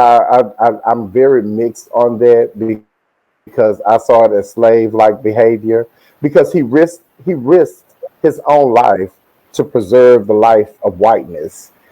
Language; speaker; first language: English; native; English